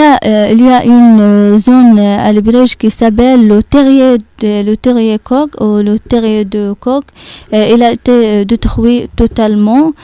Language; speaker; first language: French; non-native, learner; Arabic